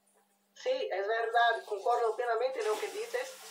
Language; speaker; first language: Spanish; non-native, learner; Portuguese